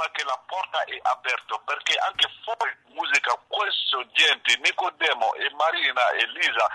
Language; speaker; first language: Italian; non-native, learner; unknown